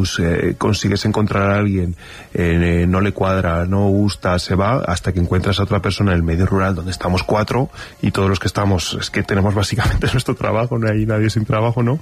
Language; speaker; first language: Spanish; native; Spanish